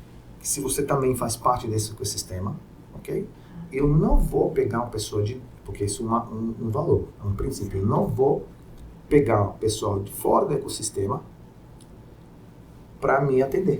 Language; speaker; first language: Portuguese; non-native, fluent; Hebrew